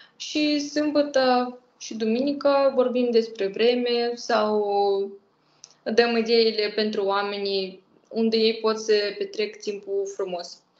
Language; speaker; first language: Romanian; non-native, fluent; Russian